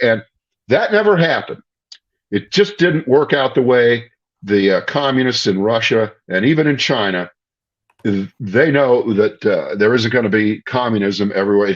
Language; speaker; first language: English; native; English